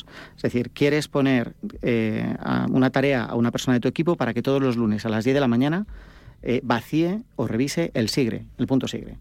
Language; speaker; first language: Spanish; native; Spanish